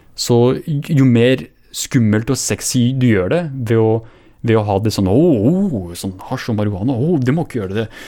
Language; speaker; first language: Norwegian; early bilingual, other home language; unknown